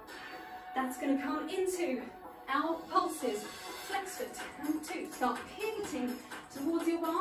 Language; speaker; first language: English; native; English